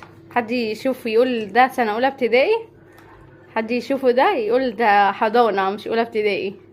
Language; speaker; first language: Arabic; native; Arabic